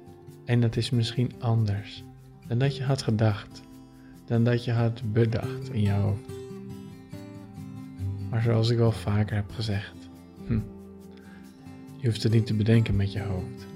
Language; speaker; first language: Dutch; native; Dutch